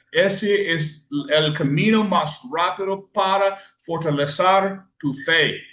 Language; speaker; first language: Spanish; non-native, learner; English